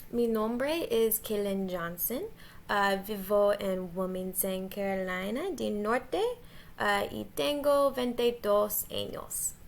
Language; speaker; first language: Spanish; non-native, learner; English